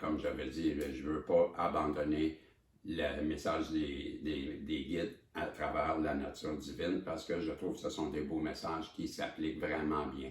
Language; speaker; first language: French; native; French